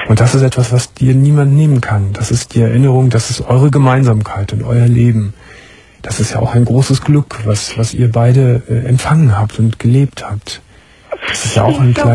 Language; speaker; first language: German; native; German